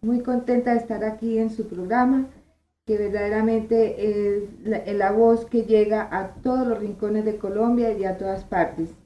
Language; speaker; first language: Spanish; native; Spanish